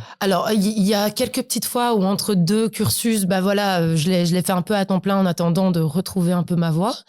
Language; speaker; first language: French; early bilingual, other home language; Polish